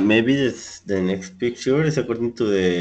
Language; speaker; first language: English; non-native, learner; Spanish